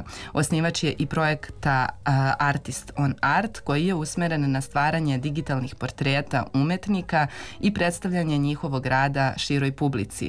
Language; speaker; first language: Serbian; native; Serbian